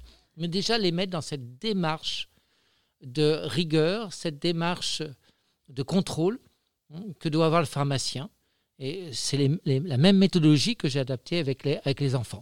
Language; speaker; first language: French; native; French